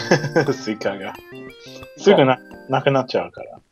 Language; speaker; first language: Japanese; non-native, fluent; English